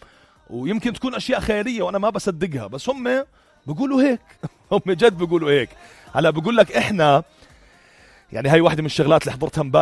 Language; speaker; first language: Arabic; native; Arabic